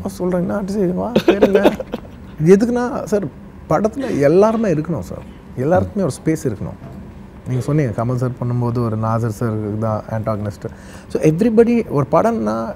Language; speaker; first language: Tamil; non-native, local second language; Telugu